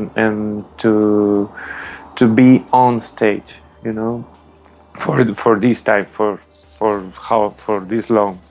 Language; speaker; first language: English; non-native, learner; Spanish